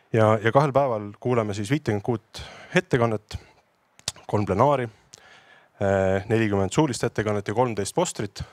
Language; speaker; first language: Estonian; native; Estonian